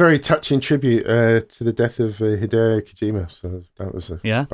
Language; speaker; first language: English; native; English